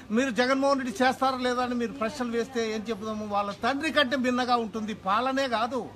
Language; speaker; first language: Telugu; native; Telugu